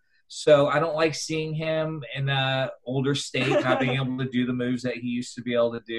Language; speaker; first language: English; native; English